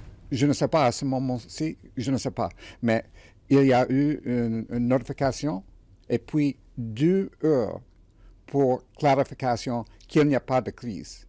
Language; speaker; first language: French; non-native, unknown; English